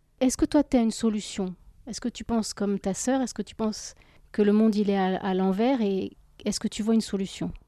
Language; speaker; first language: French; native; French